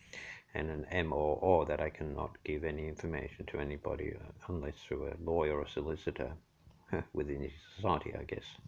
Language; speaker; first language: English; native; English